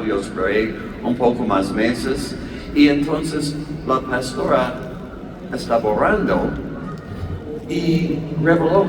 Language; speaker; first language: Spanish; non-native, learner; English